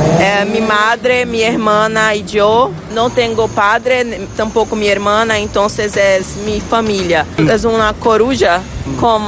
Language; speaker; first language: Spanish; non-native, fluent; Portuguese